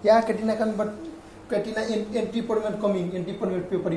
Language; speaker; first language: English; non-native, learner; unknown